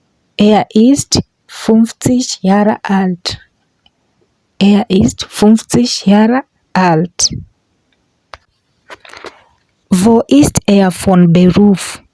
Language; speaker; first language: German; non-native, learner; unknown